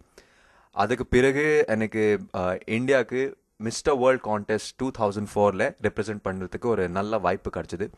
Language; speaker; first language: Tamil; early bilingual, heritage; Tamil